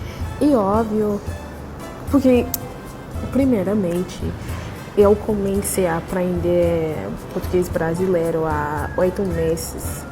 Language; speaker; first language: Portuguese; non-native, learner; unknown